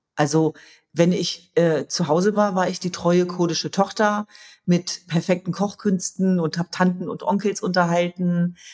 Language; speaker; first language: German; early bilingual, other home language; Kurdish